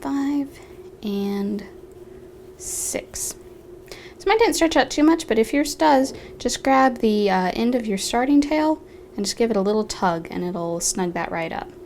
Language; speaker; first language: English; native; English